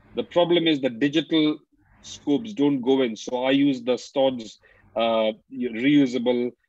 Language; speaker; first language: English; non-native, local second language; Hindi